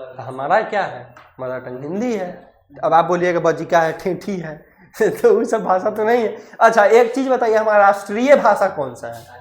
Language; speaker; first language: Hindi; native; Hindi